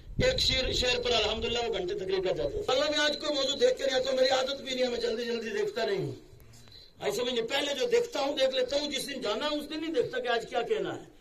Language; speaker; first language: Hindi; native; Hindi